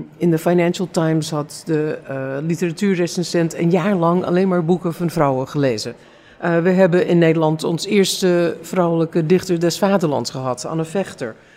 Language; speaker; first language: Dutch; non-native, fluent; English